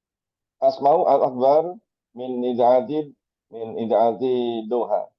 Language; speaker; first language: Arabic; non-native, learner; Indonesian